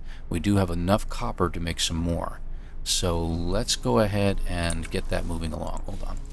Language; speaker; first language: English; native; English